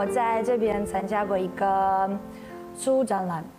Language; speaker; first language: Chinese; non-native, fluent; Russian